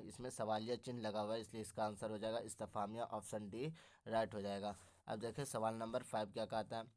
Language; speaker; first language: Urdu; native; Urdu